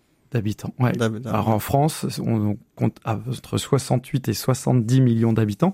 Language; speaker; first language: French; native; French